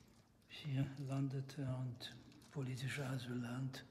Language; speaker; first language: German; non-native, fluent; Russian